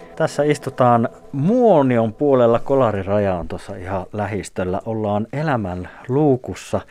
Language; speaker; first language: Finnish; native; Finnish